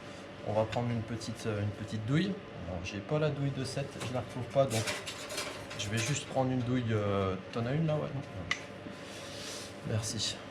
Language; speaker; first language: French; native; French